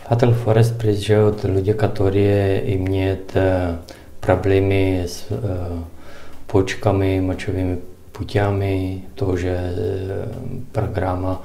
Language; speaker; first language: Russian; non-native, learner; Czech